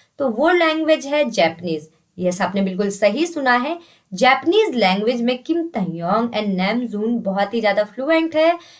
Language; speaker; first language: Hindi; native; Hindi